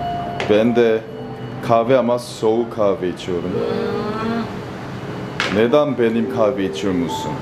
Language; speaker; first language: Turkish; non-native, learner; Korean